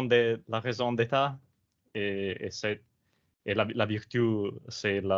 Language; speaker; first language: French; non-native, learner; Italian